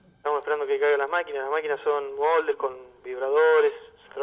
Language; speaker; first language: Spanish; native; Spanish